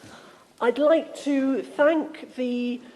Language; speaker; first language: English; native; English